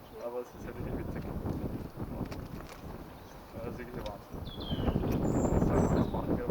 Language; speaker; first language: German; native; German